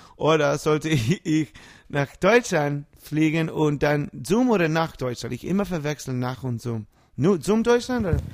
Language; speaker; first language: German; non-native, fluent; English